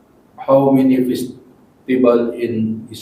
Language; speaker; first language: English; non-native, learner; Filipino